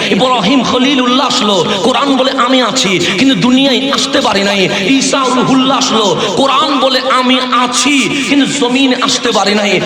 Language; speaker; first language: Bangla; non-native, local second language; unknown